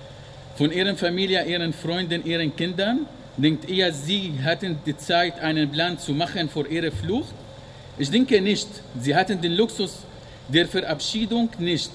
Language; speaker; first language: German; non-native, learner; Arabic